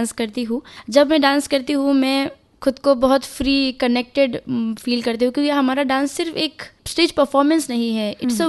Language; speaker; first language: Hindi; non-native, local second language; Bangla